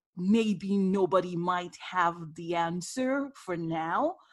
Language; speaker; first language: English; non-native, local second language; Yoruba